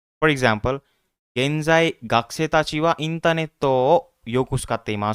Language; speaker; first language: Japanese; non-native, fluent; Hindi